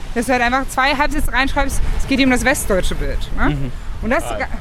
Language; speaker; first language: German; native; German